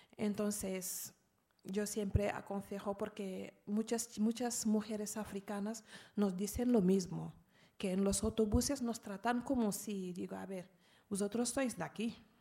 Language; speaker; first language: Spanish; non-native, fluent; Arabic